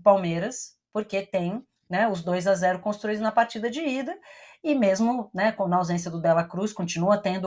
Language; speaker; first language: Portuguese; native; Portuguese